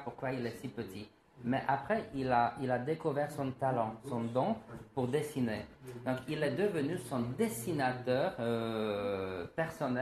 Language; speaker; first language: French; non-native, fluent; Slovak